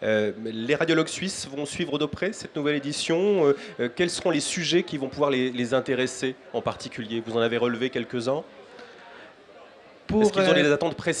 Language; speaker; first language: French; native; French